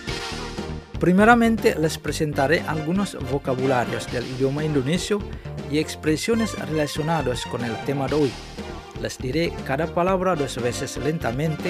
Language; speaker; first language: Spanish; non-native, fluent; Indonesian